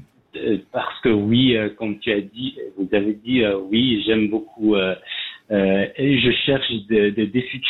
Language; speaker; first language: French; non-native, learner; Persian